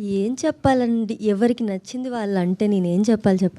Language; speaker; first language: Telugu; native; Telugu